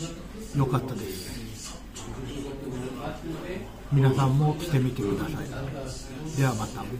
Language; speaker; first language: Japanese; native; Japanese